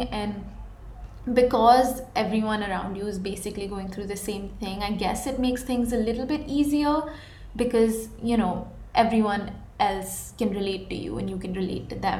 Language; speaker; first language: English; non-native, local second language; Hindi